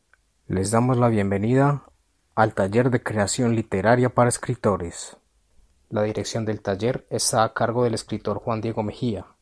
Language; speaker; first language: Spanish; native; Spanish